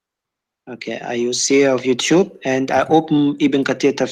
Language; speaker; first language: English; non-native, learner; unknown